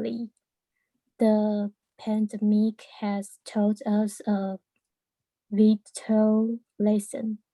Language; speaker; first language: English; non-native, learner; Chinese